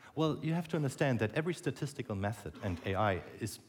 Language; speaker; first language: English; non-native, fluent; German